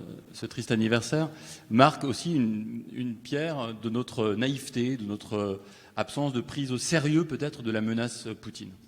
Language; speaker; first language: French; native; French